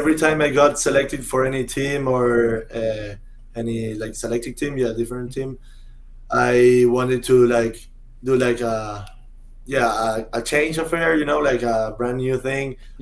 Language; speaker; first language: English; non-native, fluent; Spanish